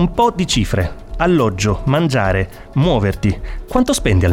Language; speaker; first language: Italian; native; Italian